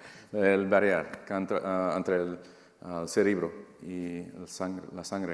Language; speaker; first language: Spanish; non-native, fluent; English